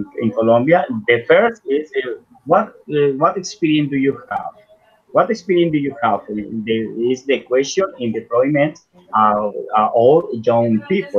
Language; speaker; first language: English; non-native, learner; Spanish